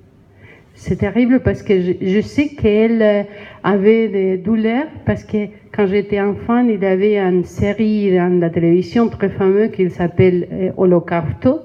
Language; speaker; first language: French; non-native, learner; Spanish